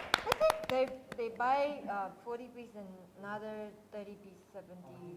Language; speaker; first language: English; non-native, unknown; Burmese